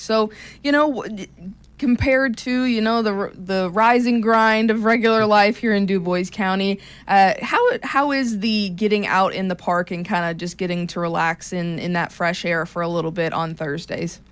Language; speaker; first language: English; native; English